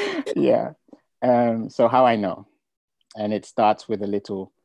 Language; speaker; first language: English; non-native, local second language; Ga